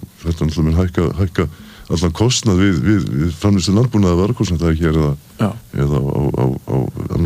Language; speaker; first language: Icelandic; native; Icelandic